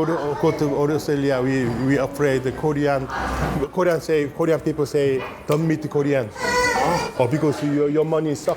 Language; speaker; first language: English; non-native, learner; Korean